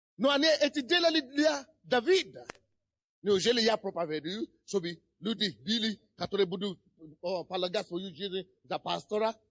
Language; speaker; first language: Russian; non-native, fluent; Yoruba